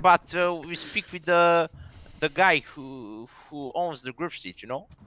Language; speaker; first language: English; non-native, learner; Romanian